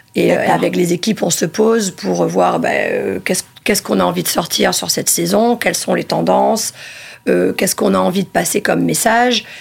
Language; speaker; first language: French; early bilingual, other home language; Italian